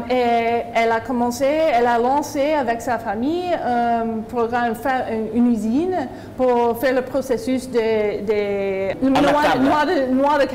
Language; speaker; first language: French; non-native, fluent; English